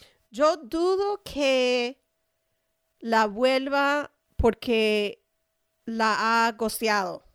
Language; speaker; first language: Spanish; non-native, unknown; English